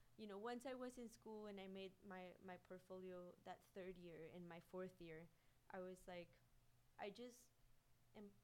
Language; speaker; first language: English; non-native, fluent; Spanish